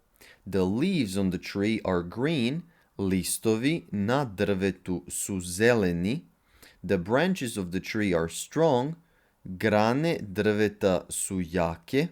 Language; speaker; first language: Serbian; native; Serbian